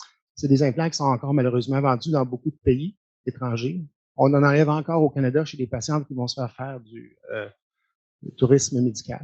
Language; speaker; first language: French; native; French